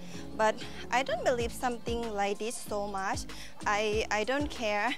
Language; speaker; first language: English; non-native, learner; Thai